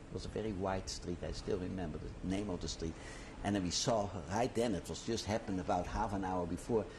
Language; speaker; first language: English; non-native, fluent; Dutch